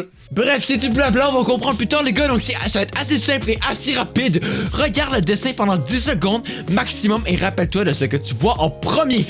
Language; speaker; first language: French; native; French